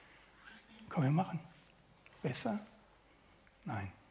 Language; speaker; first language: German; native; German